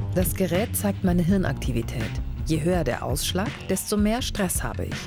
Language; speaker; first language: German; early bilingual, other home language; Greek